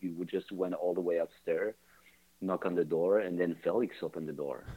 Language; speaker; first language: English; non-native, fluent; French